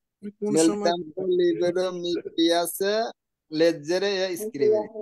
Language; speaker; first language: Italian; non-native, learner; Bangla